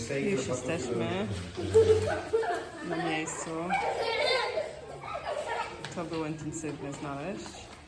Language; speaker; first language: Polish; non-native, fluent; English